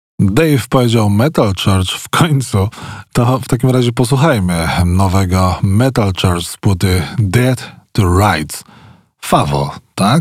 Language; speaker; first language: Polish; native; Polish